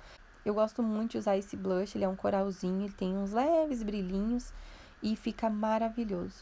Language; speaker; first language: Portuguese; native; Portuguese